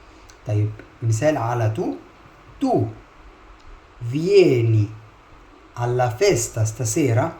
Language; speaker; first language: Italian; non-native, fluent; Arabic